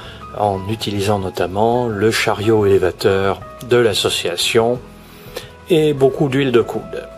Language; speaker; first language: French; native; French